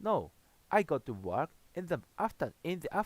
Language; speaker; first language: English; non-native, learner; Japanese